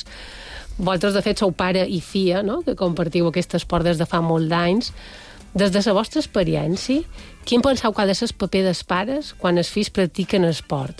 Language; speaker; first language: Catalan; native; Catalan